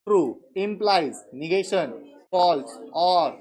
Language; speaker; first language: Hindi; non-native, local second language; Marathi